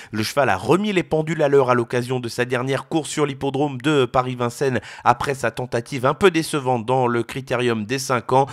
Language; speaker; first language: French; native; French